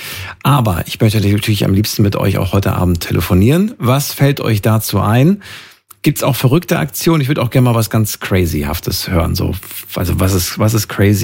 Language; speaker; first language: German; native; German